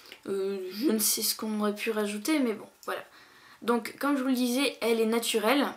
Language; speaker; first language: French; native; French